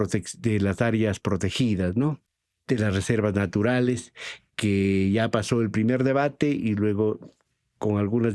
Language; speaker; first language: Spanish; native; Spanish